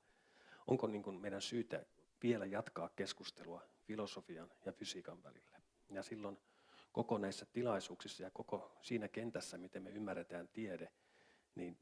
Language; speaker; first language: Finnish; native; Finnish